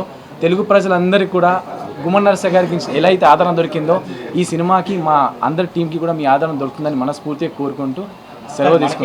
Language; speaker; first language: Telugu; native; Telugu